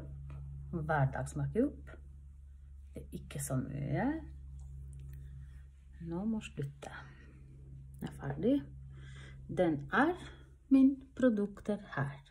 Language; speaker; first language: Norwegian; non-native, learner; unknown